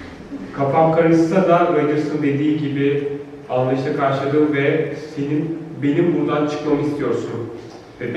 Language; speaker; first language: Turkish; native; Turkish